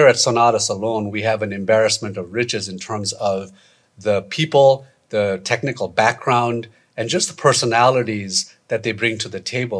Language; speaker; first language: English; non-native, local second language; Nepali